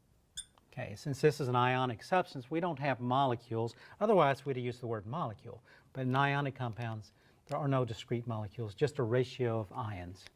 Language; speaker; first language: English; native; English